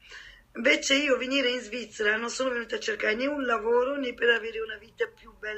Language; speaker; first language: Italian; non-native, fluent; French